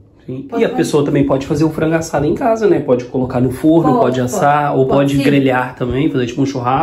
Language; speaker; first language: Portuguese; native; Portuguese